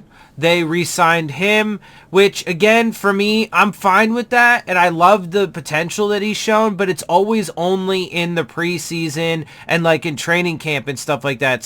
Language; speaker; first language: English; native; English